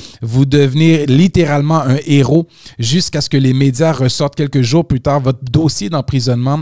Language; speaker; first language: French; native; French